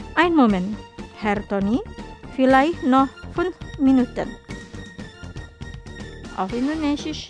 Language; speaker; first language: German; non-native, fluent; Indonesian